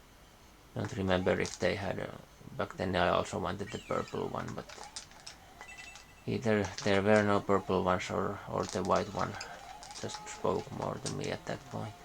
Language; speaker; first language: English; non-native, fluent; Finnish